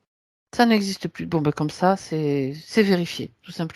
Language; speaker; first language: French; native; French